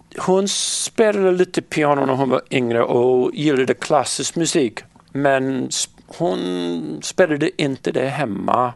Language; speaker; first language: Swedish; non-native, fluent; English